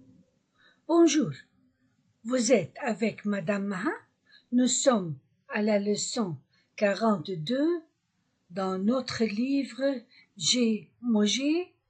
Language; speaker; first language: French; non-native, fluent; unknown